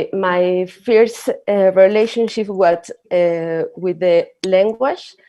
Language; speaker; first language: English; non-native, learner; Spanish